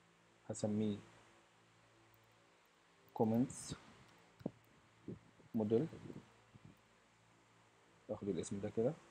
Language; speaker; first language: Arabic; native; Arabic